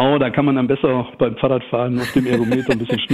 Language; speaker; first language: German; native; German